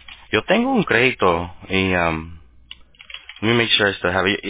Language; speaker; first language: English; early bilingual, other home language; Spanish